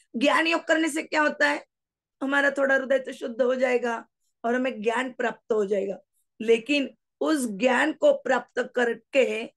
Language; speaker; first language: Hindi; non-native, local second language; Marathi